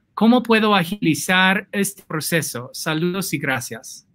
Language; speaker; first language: Spanish; non-native, fluent; English